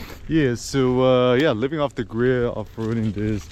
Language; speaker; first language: English; early bilingual, other home language; Korean